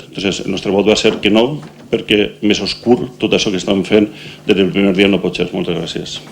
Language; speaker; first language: Catalan; native; Catalan